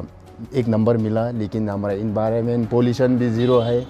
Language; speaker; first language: Hindi; non-native, learner; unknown